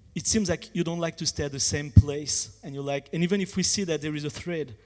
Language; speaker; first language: English; non-native, fluent; French